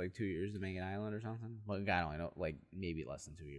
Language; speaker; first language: English; native; English